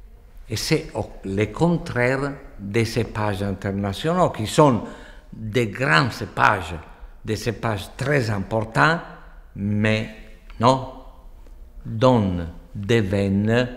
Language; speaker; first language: French; non-native, fluent; Italian